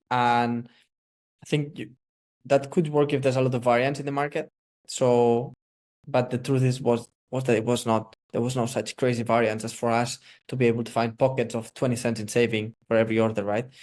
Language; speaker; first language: English; non-native, fluent; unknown